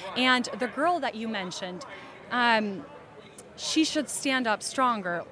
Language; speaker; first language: English; early bilingual, other home language; Russian